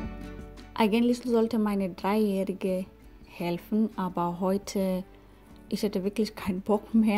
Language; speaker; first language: German; non-native, fluent; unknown